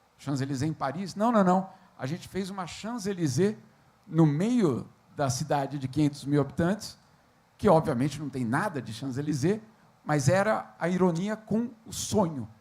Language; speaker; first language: Portuguese; native; Portuguese